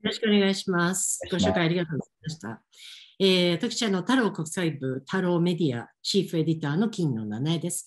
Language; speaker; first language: Japanese; native; Japanese